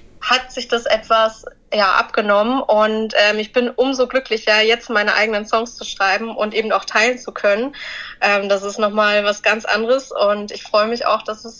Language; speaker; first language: German; native; German